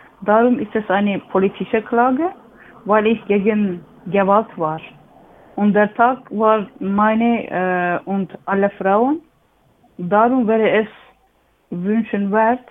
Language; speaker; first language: German; non-native, learner; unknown